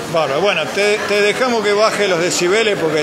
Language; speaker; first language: Spanish; native; Spanish